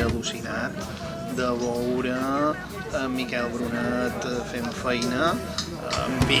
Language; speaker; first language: Catalan; native; Catalan